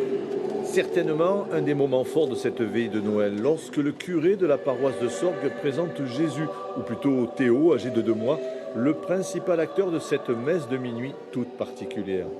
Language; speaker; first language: French; native; French